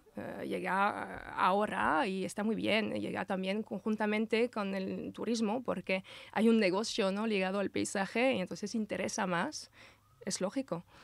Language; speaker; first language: Spanish; non-native, fluent; French